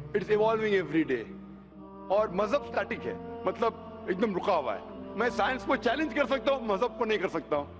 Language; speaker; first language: Hindi; non-native, local second language; Konkani